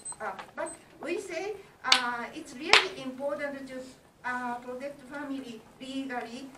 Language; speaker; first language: English; non-native, learner; Japanese